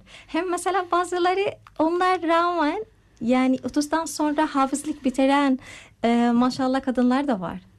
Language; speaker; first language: Turkish; non-native, learner; Arabic